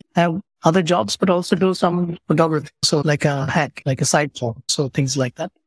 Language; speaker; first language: English; non-native, local second language; Tamil